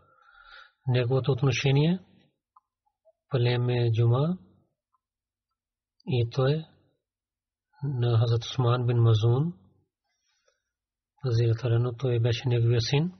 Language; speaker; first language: Bulgarian; non-native, learner; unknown